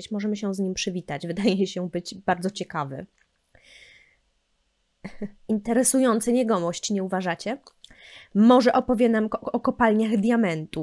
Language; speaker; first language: Polish; native; Polish